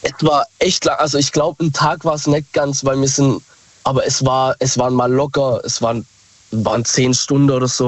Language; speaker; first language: German; native; German